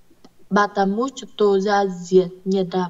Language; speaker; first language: Russian; non-native, learner; Vietnamese